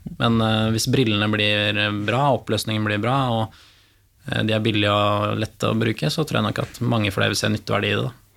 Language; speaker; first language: Norwegian; native; Norwegian